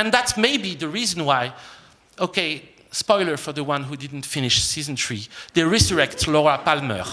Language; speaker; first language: English; non-native, fluent; French